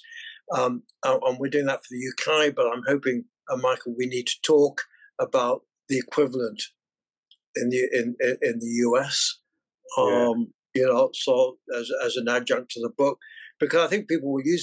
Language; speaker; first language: English; native; English